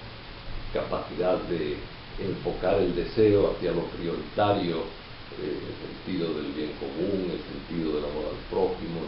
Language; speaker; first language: Spanish; native; Spanish